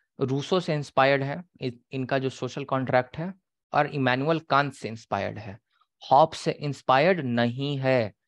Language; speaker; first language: Hindi; native; Hindi